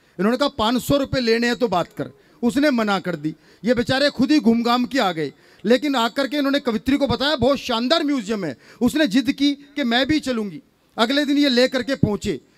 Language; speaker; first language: Hindi; native; Hindi